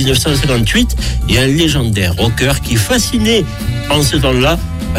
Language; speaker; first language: French; native; French